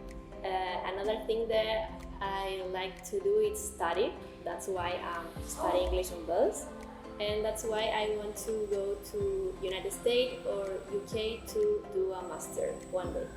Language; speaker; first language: English; non-native, learner; Spanish